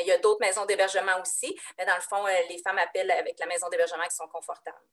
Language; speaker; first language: French; native; French